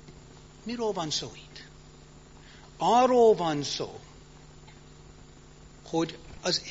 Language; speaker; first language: Hungarian; early bilingual, heritage; English